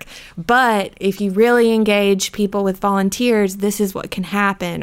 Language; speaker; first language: English; native; English